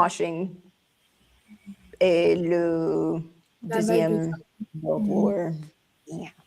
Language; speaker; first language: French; non-native, learner; English